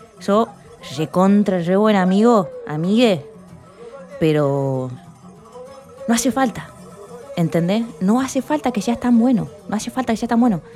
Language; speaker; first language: Spanish; native; Spanish